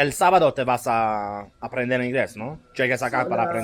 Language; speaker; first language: Spanish; non-native, learner; English